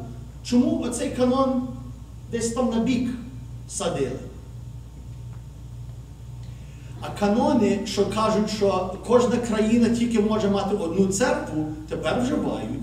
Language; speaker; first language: Ukrainian; early bilingual, heritage; Ukrainian